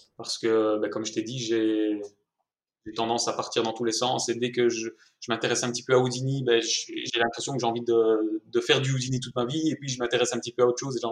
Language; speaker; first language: French; native; French